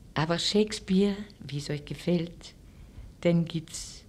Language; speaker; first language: German; early bilingual, other home language; French